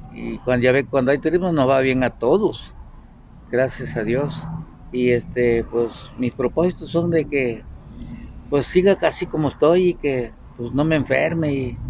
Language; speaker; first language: Spanish; native; Spanish